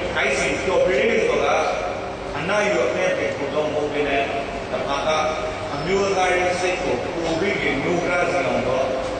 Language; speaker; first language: Burmese; native; Burmese